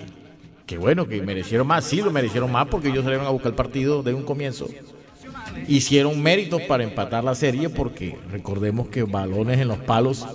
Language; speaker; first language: Spanish; native; Spanish